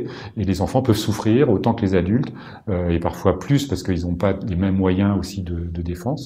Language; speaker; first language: French; native; French